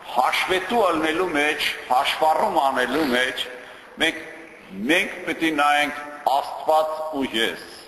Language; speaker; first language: Armenian; native; Armenian